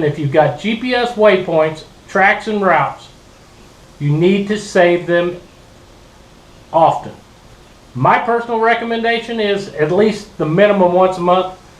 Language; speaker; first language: English; native; English